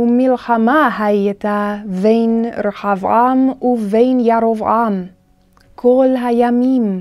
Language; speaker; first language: Hebrew; non-native, fluent; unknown